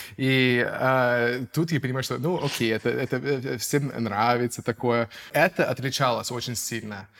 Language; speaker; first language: Russian; non-native, fluent; English